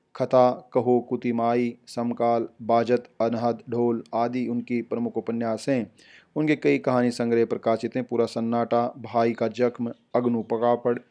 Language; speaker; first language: Hindi; native; Hindi